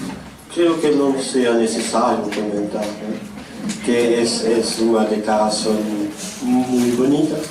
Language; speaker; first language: Spanish; non-native, fluent; French